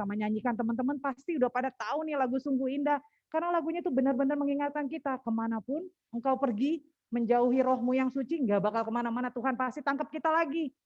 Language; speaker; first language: Indonesian; native; Indonesian